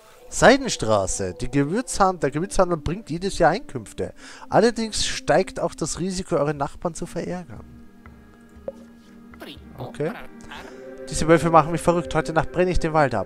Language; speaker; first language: German; native; German